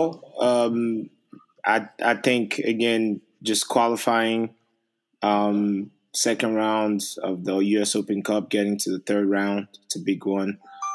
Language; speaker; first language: English; non-native, fluent; French